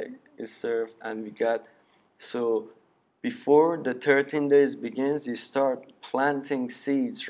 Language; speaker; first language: English; early bilingual, other home language; Persian